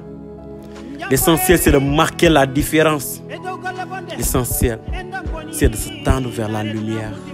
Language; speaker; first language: French; non-native, local second language; Wolof